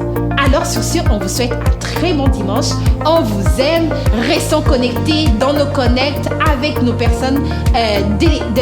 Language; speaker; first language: French; native; French